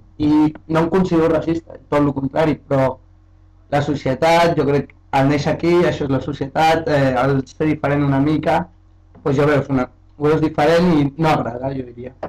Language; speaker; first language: Catalan; early bilingual, other home language; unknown